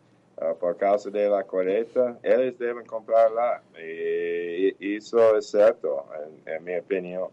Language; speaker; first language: Portuguese; non-native, fluent; English